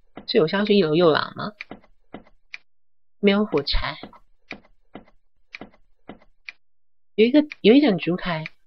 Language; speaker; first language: Chinese; native; Chinese